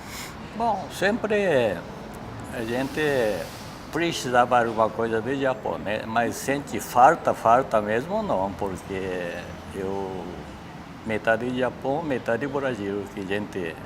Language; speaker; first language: Portuguese; non-native, learner; Japanese